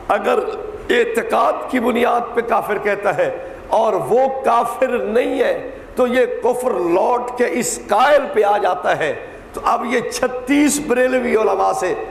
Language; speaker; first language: Urdu; native; Urdu